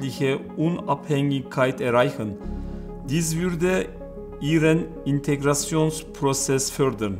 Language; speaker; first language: German; non-native, learner; Turkish